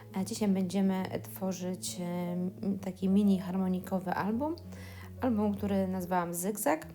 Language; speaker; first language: Polish; native; Polish